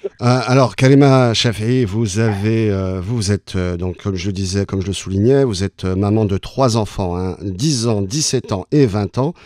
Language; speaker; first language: French; non-native, local second language; Arabic